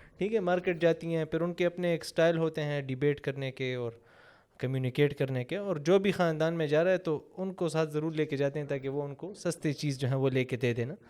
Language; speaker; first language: Urdu; non-native, local second language; Pashto